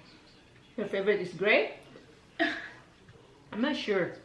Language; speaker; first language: English; non-native, learner; Filipino